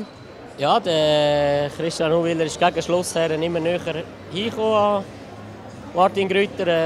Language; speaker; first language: German; native; German